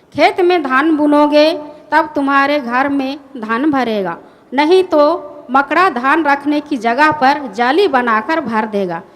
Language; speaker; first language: Hindi; non-native, local second language; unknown